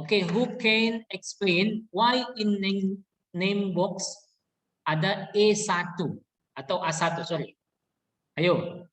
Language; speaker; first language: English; non-native, learner; Indonesian